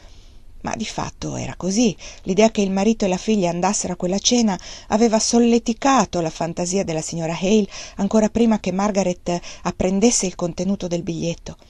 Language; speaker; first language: Italian; native; Italian